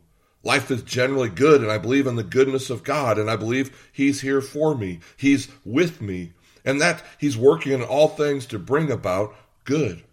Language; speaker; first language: English; native; English